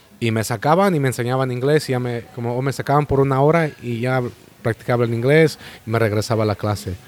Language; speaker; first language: Spanish; native; Spanish